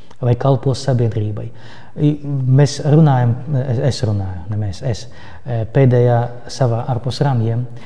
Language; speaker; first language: Latvian; non-native, local second language; Russian